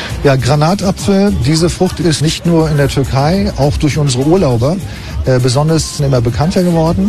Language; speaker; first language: German; non-native, fluent; Turkish